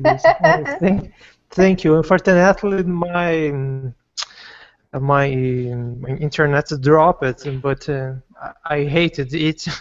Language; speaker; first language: English; non-native, learner; Portuguese